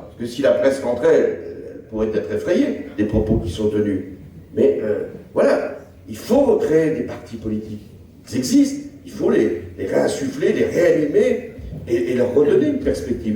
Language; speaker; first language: French; native; French